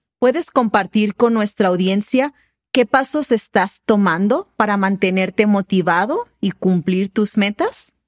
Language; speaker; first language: Spanish; native; Spanish